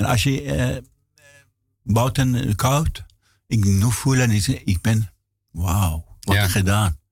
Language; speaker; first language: Dutch; non-native, learner; Persian